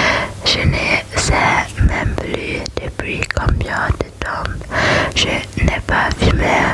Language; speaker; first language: French; non-native, learner; German